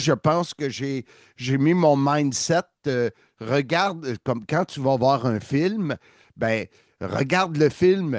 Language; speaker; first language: French; native; French